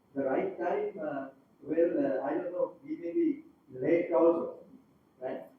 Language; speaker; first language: English; non-native, local second language; Sinhala